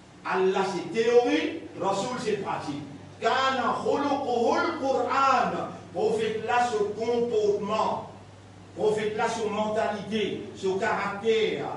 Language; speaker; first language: French; non-native, local second language; Morisyen